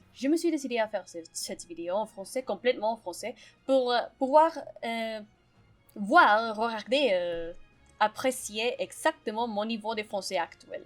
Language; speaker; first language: French; non-native, fluent; Spanish